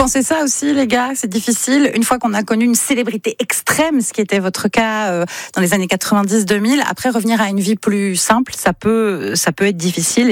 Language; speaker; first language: French; native; French